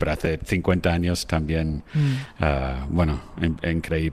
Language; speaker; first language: Spanish; non-native, fluent; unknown